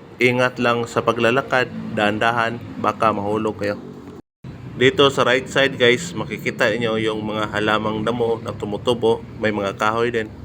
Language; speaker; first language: Filipino; non-native, local second language; Cebuano